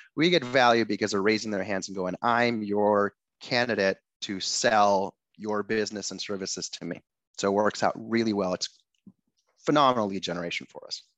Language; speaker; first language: English; non-native, fluent; Spanish